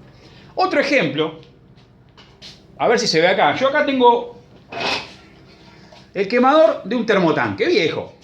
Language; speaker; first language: Spanish; native; Spanish